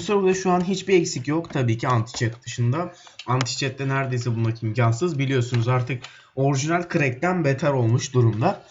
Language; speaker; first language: Turkish; native; Turkish